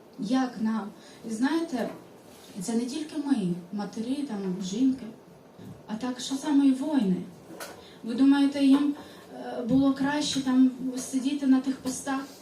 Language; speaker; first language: Ukrainian; non-native, local second language; Russian